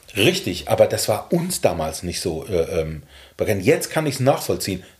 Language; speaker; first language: German; native; German